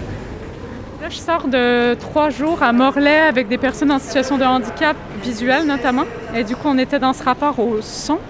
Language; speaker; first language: French; non-native, fluent; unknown